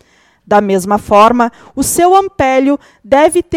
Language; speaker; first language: Portuguese; native; Portuguese